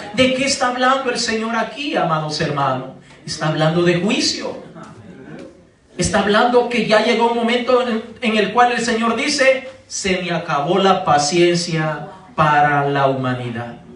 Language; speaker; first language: Spanish; native; Spanish